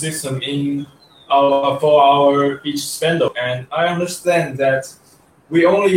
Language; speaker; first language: English; non-native, learner; Chinese